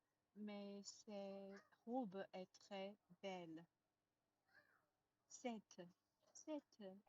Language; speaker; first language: French; non-native, learner; Chinese